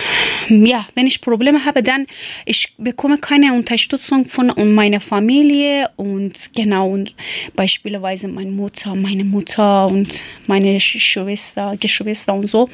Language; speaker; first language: German; non-native, learner; Persian